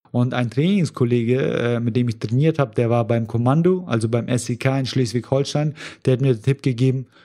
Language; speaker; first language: German; early bilingual, other home language; Russian